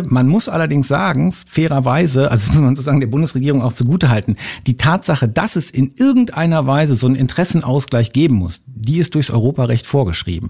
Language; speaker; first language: German; native; German